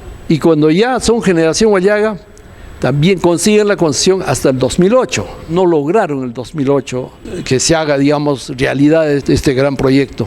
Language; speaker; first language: Spanish; native; Spanish